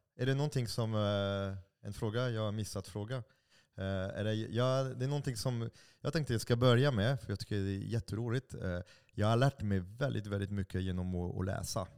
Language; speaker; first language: Swedish; non-native, fluent; French